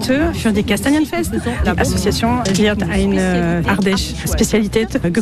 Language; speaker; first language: German; non-native, learner; French